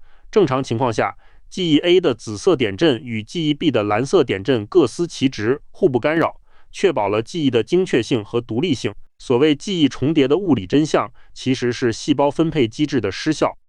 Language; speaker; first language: Chinese; native; Chinese